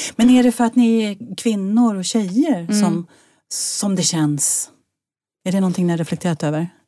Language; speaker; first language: Swedish; native; Swedish